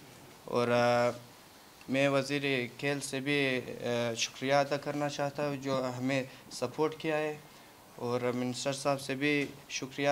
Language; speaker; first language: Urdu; non-native, local second language; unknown